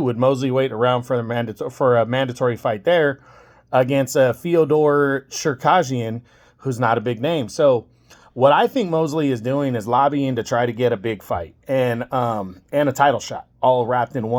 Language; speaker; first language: English; native; English